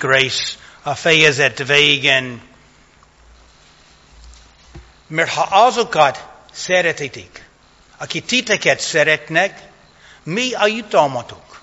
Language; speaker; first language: Hungarian; non-native, fluent; English